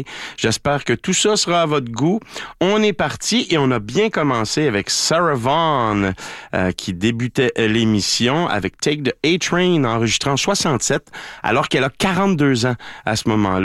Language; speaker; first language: French; native; French